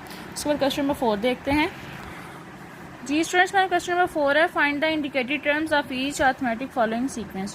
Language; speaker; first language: Hindi; non-native, local second language; Punjabi